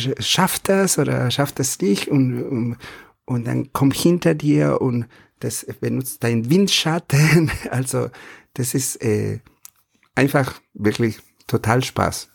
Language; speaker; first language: German; non-native, fluent; Spanish